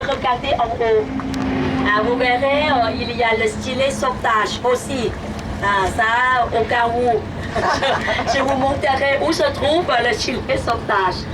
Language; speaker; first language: French; non-native, learner; Thai